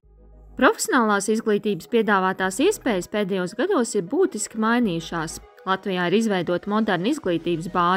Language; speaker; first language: Latvian; native; Latvian